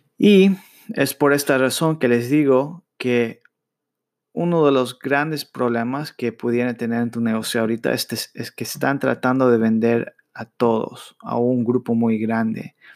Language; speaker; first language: Spanish; early bilingual, heritage; Spanish